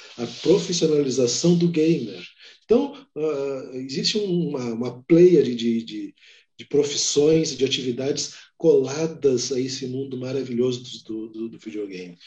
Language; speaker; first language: Portuguese; native; Portuguese